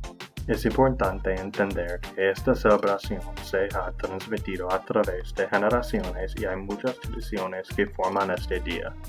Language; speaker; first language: Spanish; non-native, learner; English